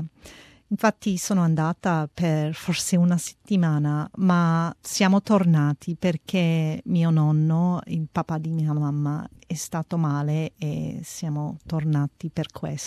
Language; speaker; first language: Italian; early bilingual, heritage; Italian